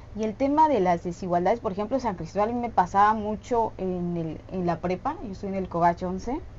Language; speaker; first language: Spanish; non-native, local second language; Tzeltal